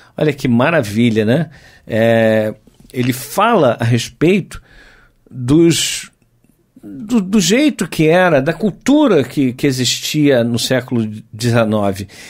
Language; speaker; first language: Portuguese; native; Portuguese